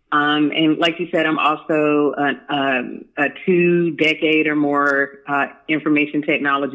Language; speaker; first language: English; native; English